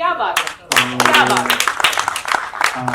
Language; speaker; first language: Hindi; native; Hindi